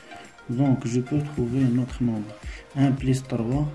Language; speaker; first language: French; non-native, local second language; Arabic